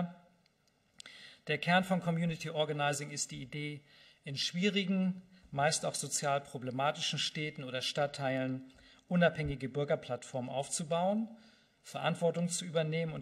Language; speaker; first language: German; native; German